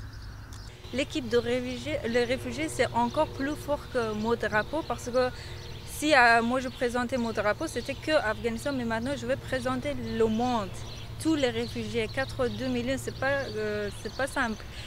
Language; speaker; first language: French; non-native, fluent; Persian